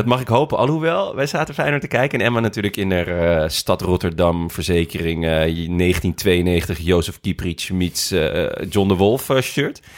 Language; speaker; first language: Dutch; native; Dutch